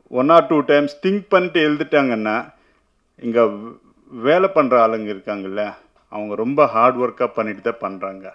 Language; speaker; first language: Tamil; non-native, learner; Telugu